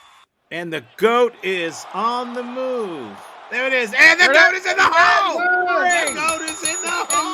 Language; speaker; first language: English; native; English